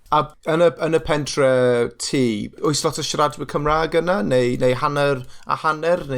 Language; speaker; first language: Welsh; non-native, local second language; English